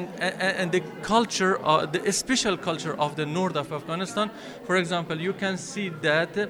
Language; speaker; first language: English; non-native, fluent; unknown